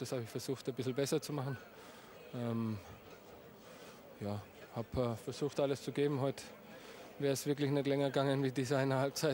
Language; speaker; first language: German; native; German